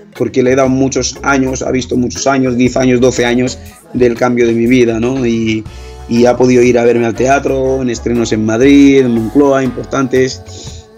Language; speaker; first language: Spanish; early bilingual, other home language; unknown